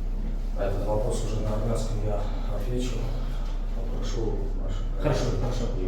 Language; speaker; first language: Russian; non-native, fluent; Armenian